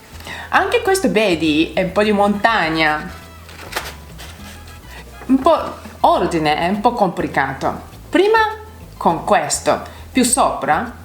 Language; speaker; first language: Italian; non-native, learner; Japanese